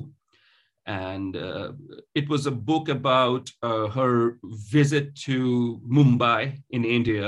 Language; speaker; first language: English; non-native, local second language; Bangla